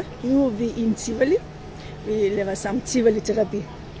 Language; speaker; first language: Danish; non-native, learner; Armenian